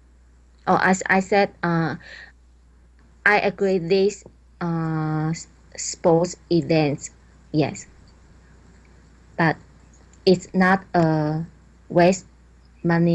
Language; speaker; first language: English; non-native, learner; Chinese